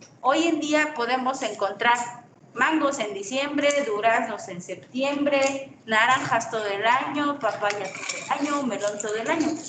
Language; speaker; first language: Spanish; native; Spanish